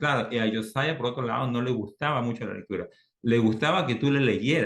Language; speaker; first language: Spanish; native; Spanish